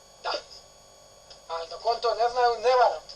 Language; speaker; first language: Bosnian; native; Bosnian